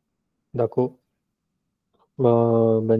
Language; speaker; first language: French; non-native, learner; Punjabi